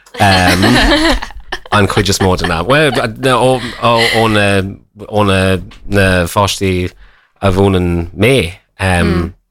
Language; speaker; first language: Irish; non-native, local second language; English